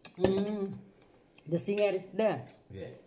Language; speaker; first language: English; non-native, learner; Filipino